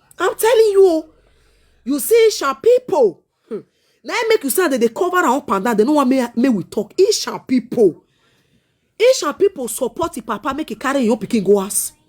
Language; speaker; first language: Nigerian Pidgin; non-native, local second language; Esan